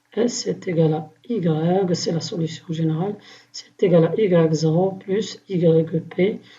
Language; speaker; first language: French; non-native, local second language; Arabic